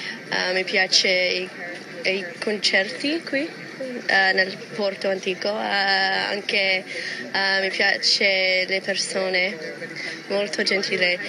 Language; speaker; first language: Italian; non-native, learner; English